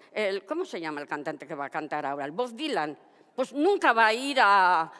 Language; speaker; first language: Basque; non-native, local second language; Spanish